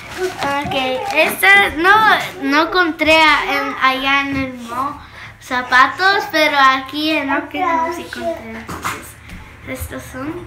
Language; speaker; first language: Spanish; early bilingual, heritage; Spanish